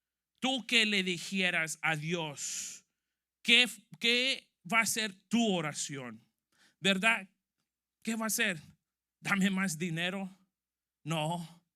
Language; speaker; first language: Spanish; early bilingual, heritage; Spanish